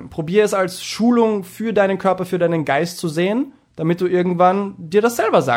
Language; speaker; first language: German; native; German